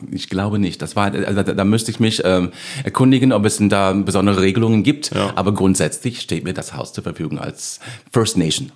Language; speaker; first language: German; non-native, fluent; English